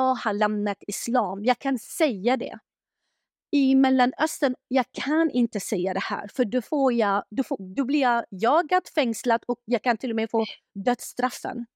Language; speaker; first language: Swedish; non-native, fluent; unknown